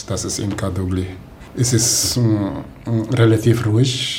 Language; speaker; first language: German; non-native, learner; Arabic